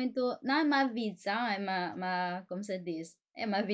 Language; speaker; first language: Portuguese; non-native, fluent; Chinese